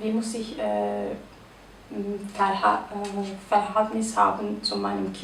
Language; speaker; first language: German; non-native, learner; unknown